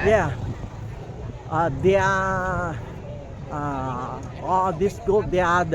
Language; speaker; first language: English; non-native, learner; Thai